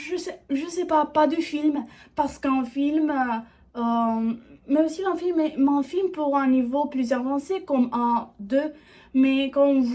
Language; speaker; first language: French; non-native, learner; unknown